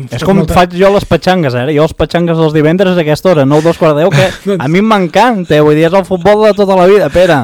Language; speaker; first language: Catalan; native; Catalan